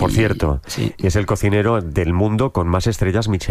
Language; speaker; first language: Spanish; non-native, local second language; Catalan